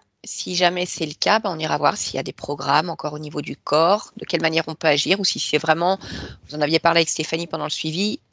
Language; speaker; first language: French; native; French